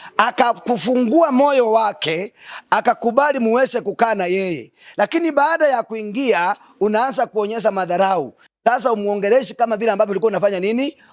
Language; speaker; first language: Swahili; non-native, local second language; Gusii